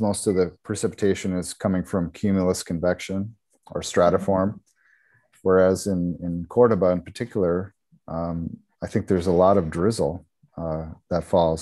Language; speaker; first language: English; native; English